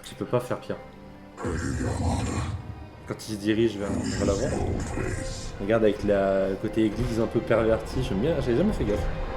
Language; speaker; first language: French; native; French